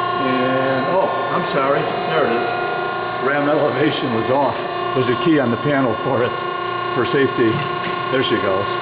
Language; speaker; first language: English; native; English